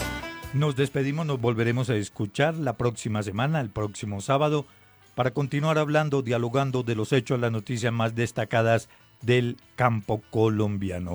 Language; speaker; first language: Spanish; native; Spanish